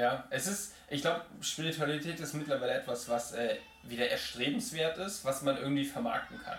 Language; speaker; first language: German; native; German